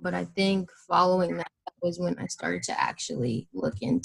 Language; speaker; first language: English; native; English